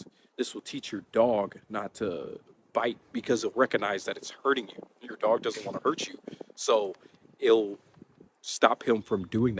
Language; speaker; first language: English; native; English